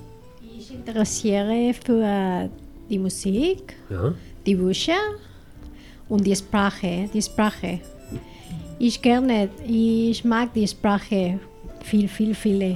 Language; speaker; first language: German; non-native, learner; Spanish